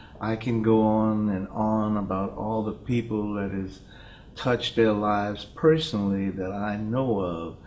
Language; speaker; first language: English; native; English